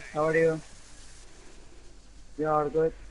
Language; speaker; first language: English; non-native, local second language; Arabic